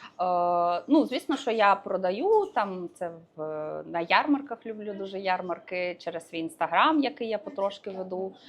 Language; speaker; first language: Ukrainian; non-native, local second language; Russian